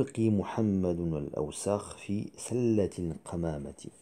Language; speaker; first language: Arabic; non-native, fluent; French